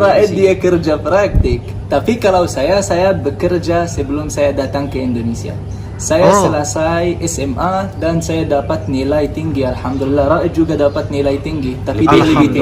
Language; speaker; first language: Indonesian; non-native, fluent; Arabic